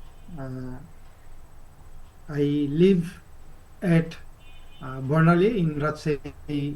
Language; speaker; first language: English; non-native, learner; Bangla